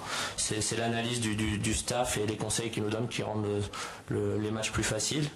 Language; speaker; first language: French; native; French